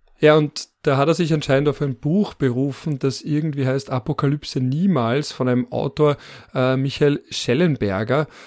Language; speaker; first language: German; native; German